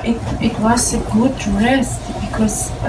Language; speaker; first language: English; non-native, learner; Hebrew